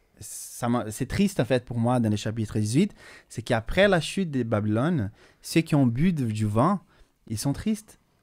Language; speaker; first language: French; non-native, fluent; Portuguese